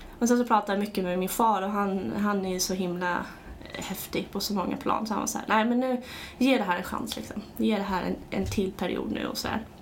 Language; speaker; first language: Swedish; early bilingual, other home language; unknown